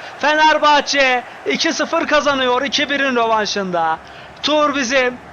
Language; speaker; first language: Turkish; native; Turkish